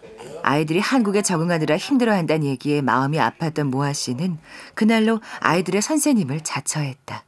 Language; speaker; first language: Korean; native; Korean